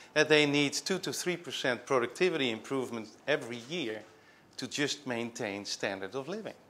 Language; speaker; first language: English; non-native, fluent; Dutch